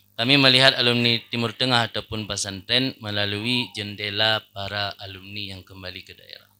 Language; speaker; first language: Malay; non-native, local second language; Achinese